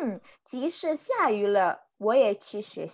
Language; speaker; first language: Chinese; non-native, fluent; Indonesian